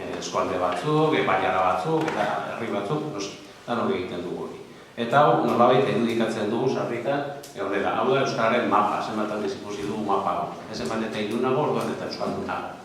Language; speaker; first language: Basque; non-native, local second language; Spanish